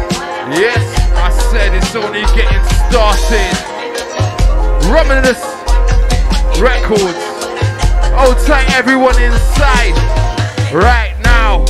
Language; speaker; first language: English; native; English